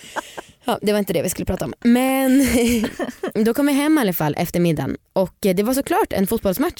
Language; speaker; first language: Swedish; native; Swedish